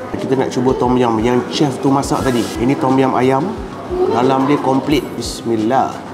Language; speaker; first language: Malay; native; Malay